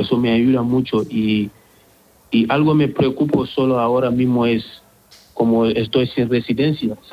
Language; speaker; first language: Spanish; non-native, learner; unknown